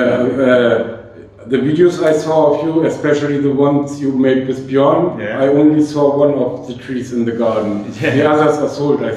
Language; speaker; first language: English; non-native, fluent; German